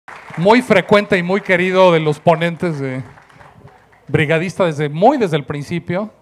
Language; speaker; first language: Spanish; native; Spanish